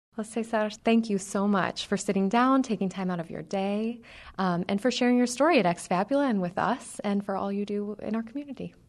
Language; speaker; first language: English; native; English